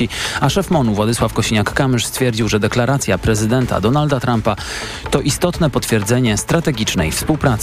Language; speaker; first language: Polish; native; Polish